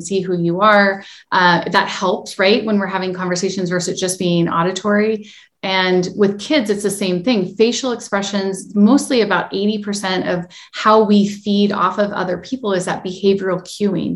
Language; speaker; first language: English; native; English